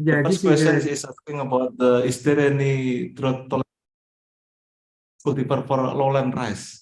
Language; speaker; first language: English; non-native, fluent; Indonesian